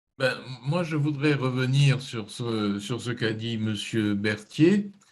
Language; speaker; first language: French; native; French